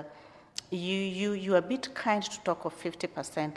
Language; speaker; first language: English; non-native, local second language; Luo (Kenya and Tanzania)